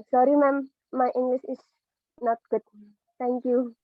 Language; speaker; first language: English; non-native, learner; Indonesian